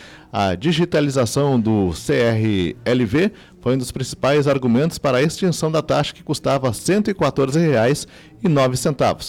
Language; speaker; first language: Portuguese; native; Portuguese